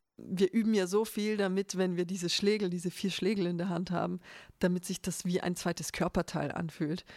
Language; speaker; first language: German; early bilingual, other home language; Bulgarian